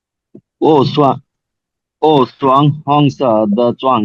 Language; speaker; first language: Chinese; non-native, learner; Bangla